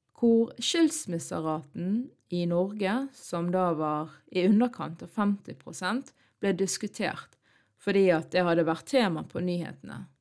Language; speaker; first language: Norwegian; early bilingual, other home language; Arabic